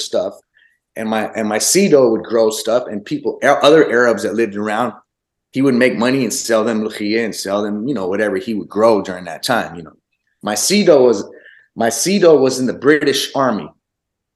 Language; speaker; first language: English; early bilingual, other home language; Arabic